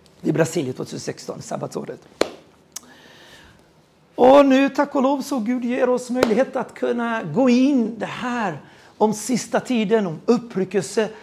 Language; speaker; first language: Swedish; non-native, fluent; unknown